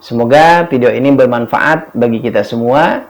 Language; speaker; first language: Indonesian; native; Indonesian